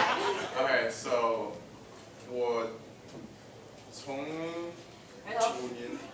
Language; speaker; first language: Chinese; early bilingual, heritage; English